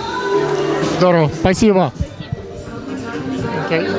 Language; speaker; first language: Russian; native; Russian